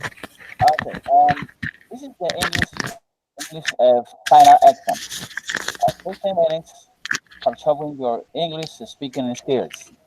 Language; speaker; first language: English; non-native, learner; Spanish